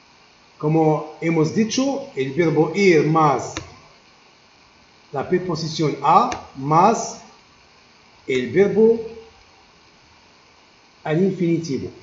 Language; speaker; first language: Spanish; non-native, learner; Arabic